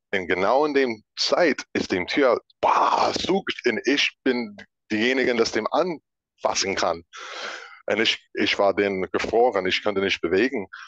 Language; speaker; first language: German; non-native, fluent; English